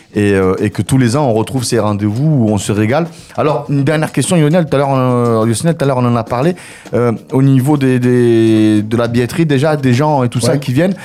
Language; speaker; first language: French; native; French